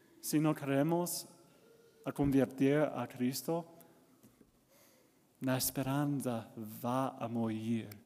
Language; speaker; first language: Spanish; non-native, learner; English